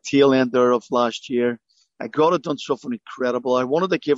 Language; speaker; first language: English; native; English